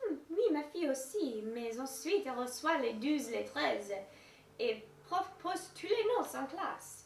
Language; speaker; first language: French; non-native, learner; English